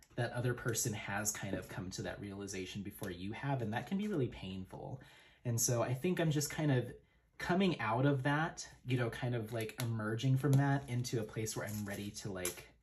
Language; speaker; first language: English; native; English